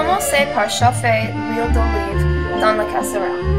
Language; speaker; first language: French; non-native, learner; English